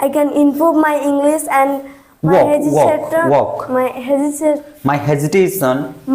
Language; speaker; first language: English; non-native, learner; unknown